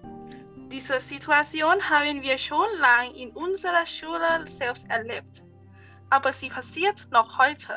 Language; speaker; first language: German; non-native, learner; Thai